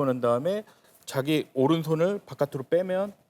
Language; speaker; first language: Korean; native; Korean